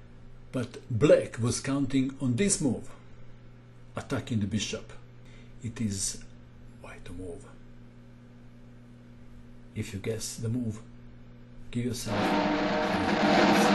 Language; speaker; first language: English; non-native, fluent; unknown